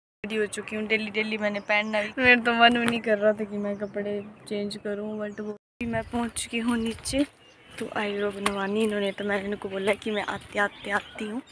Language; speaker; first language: Hindi; native; Hindi